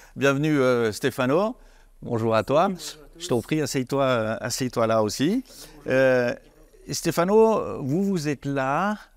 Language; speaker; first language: French; native; French